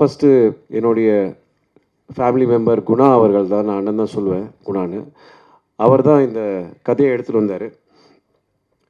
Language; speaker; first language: Tamil; native; Tamil